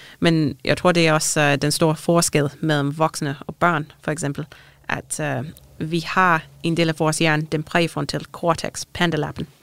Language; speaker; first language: Danish; non-native, fluent; English